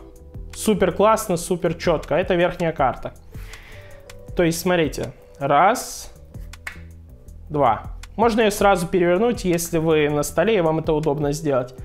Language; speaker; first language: Russian; native; Russian